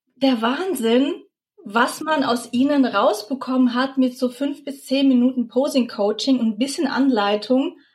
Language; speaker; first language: German; early bilingual, other home language; Russian